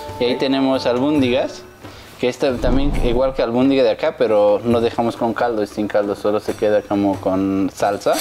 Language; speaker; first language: Spanish; non-native, fluent; Persian